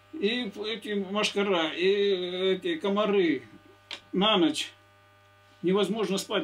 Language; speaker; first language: Russian; native; Russian